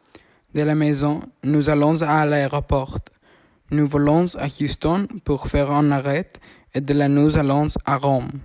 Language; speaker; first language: French; non-native, learner; Spanish